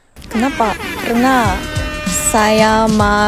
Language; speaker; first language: Indonesian; non-native, learner; Japanese